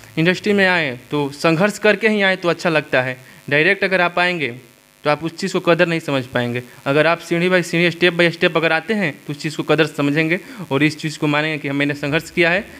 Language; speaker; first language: Hindi; native; Hindi